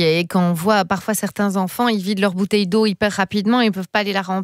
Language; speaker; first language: French; native; French